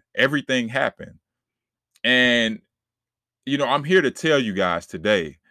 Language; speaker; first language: English; native; English